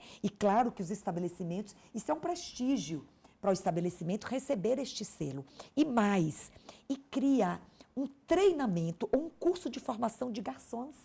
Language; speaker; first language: Portuguese; native; Portuguese